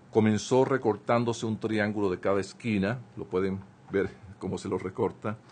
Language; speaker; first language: Spanish; native; Spanish